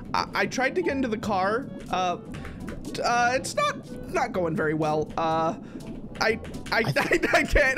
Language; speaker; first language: English; native; English